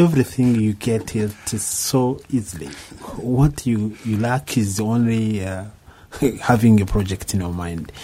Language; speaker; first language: English; non-native, local second language; Kinyarwanda